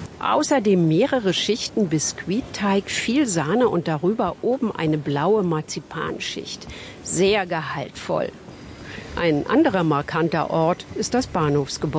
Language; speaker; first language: German; native; German